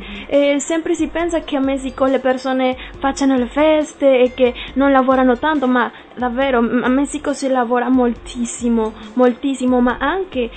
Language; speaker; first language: Italian; non-native, learner; Spanish